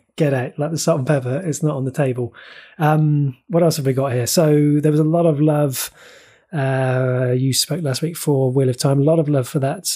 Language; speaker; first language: English; native; English